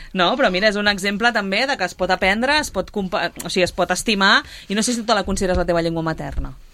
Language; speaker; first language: Catalan; native; Catalan